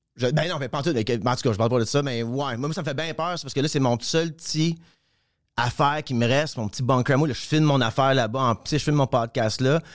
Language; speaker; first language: French; native; French